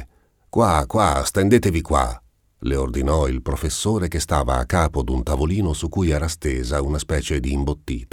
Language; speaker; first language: Italian; native; Italian